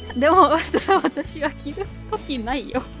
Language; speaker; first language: Japanese; non-native, fluent; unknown